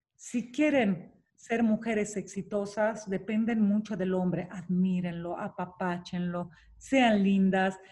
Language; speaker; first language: Spanish; non-native, fluent; Romanian